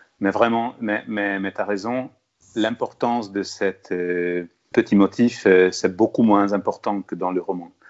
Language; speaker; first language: French; non-native, fluent; Hungarian